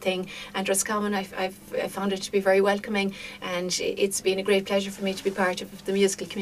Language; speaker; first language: English; non-native, local second language; Irish